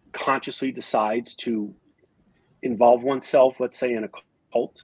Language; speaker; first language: English; native; English